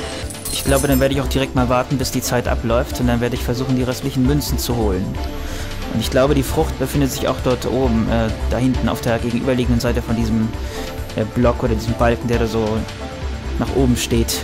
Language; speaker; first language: German; native; German